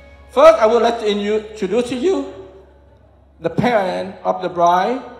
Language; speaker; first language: English; non-native, fluent; Vietnamese